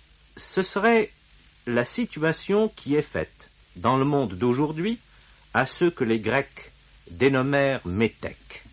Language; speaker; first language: French; native; French